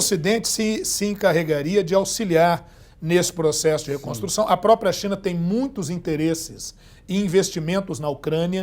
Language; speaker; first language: Portuguese; native; Portuguese